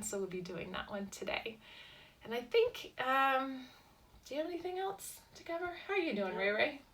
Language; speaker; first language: English; native; English